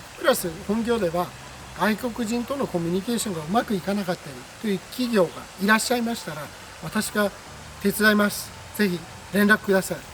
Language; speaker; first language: Japanese; non-native, fluent; Persian